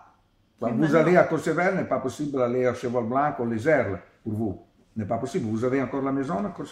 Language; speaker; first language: French; non-native, learner; Italian